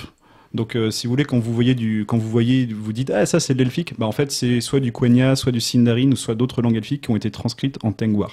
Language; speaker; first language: French; native; French